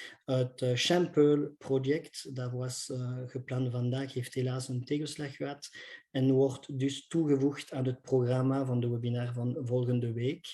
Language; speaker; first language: Dutch; non-native, local second language; French